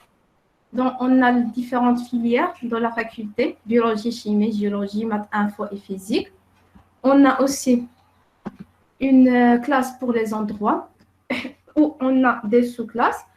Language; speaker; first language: French; non-native, local second language; Arabic